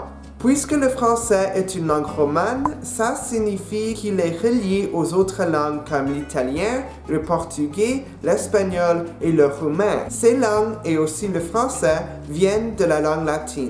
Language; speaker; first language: French; non-native, local second language; English